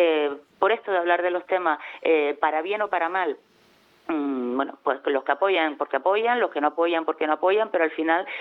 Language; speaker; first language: Spanish; native; Spanish